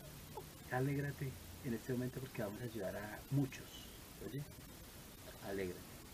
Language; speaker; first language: Spanish; native; Spanish